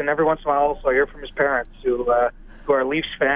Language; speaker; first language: English; native; English